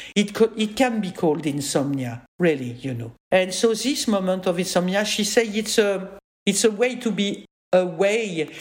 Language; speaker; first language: English; non-native, fluent; French